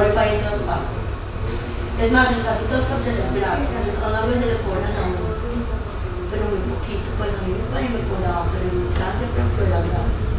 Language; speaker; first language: Spanish; native; Spanish